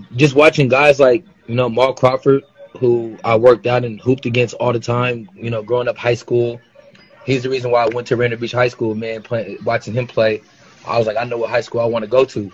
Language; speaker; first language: English; native; English